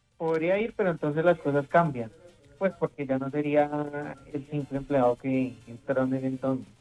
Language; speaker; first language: Spanish; native; Spanish